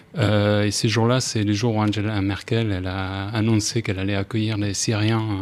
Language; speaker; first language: French; non-native, fluent; Spanish